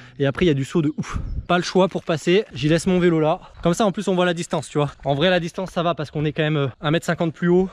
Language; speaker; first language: French; native; French